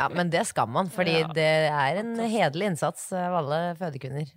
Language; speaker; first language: Norwegian; native; Norwegian